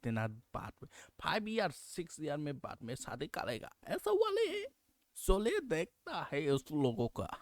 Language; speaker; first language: Hindi; non-native, local second language; Kok Borok